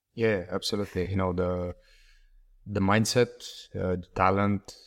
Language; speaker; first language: English; non-native, fluent; Bulgarian